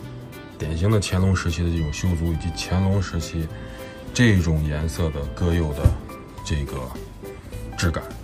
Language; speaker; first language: Chinese; native; Chinese